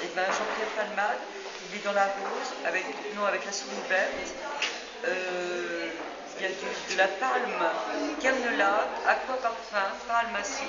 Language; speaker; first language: French; native; French